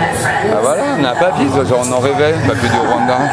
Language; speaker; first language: French; native; French